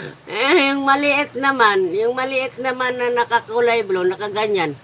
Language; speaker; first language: Filipino; native; Filipino